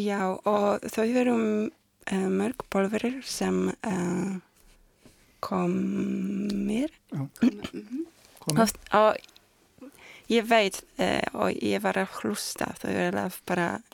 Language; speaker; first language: Icelandic; non-native, learner; Polish